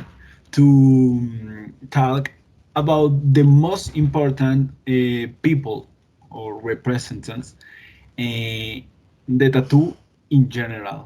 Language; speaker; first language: English; non-native, learner; Spanish